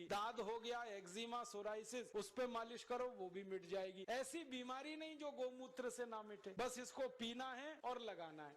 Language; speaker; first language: Hindi; native; Hindi